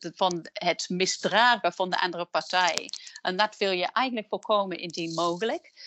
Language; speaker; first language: Dutch; non-native, fluent; English